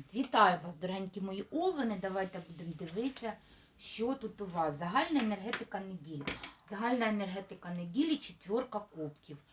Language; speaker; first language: Ukrainian; non-native, local second language; Russian